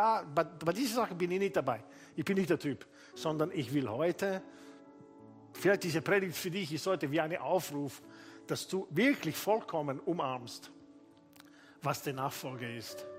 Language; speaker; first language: German; non-native, fluent; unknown